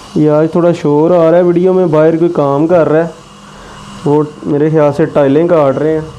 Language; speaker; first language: Urdu; native; Urdu